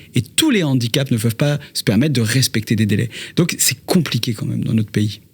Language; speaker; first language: French; native; French